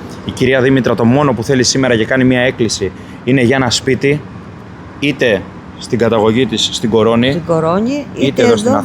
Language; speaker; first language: Greek; native; Greek